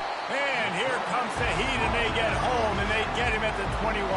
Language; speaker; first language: English; native; English